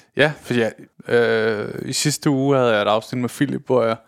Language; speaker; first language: Danish; native; Danish